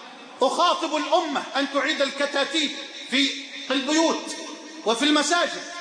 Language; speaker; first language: Arabic; native; Arabic